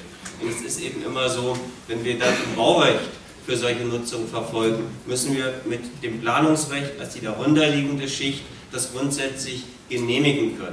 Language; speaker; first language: German; native; German